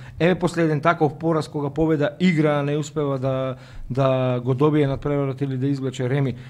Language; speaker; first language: Macedonian; native; Macedonian